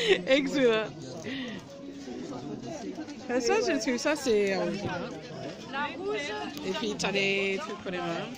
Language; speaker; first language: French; non-native, fluent; English